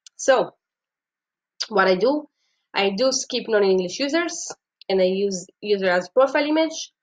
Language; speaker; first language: English; non-native, fluent; Hebrew